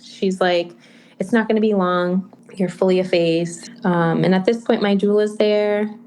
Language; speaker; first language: English; native; English